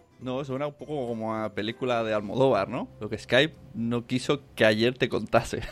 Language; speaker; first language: Spanish; native; Spanish